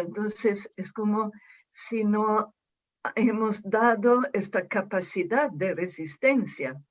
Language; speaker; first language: Spanish; non-native, fluent; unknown